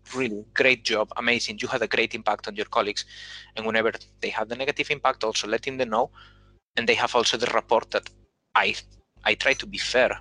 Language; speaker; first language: English; non-native, fluent; Spanish